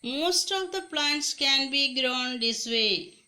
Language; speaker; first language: English; non-native, local second language; Malayalam